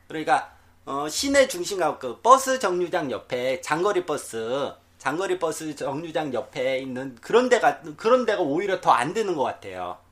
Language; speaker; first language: Korean; native; Korean